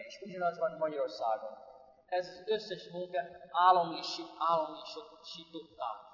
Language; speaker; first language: Hungarian; non-native, fluent; English